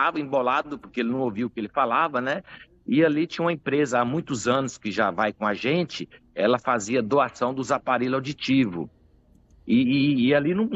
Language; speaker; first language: Portuguese; native; Portuguese